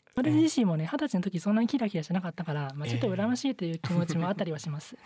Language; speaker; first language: Japanese; non-native, fluent; Chinese